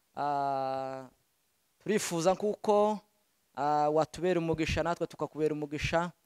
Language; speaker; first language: Kinyarwanda; native; Kinyarwanda